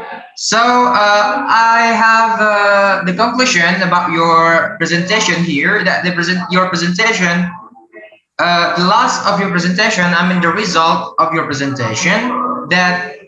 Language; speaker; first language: English; non-native, learner; Indonesian